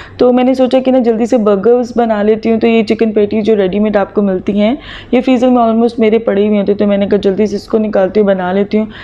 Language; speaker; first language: Urdu; native; Urdu